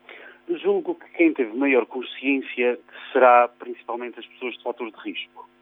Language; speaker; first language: Portuguese; native; Portuguese